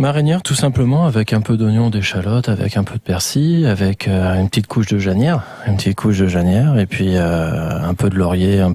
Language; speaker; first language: French; native; French